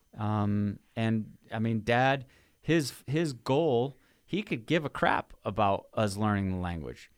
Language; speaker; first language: English; native; English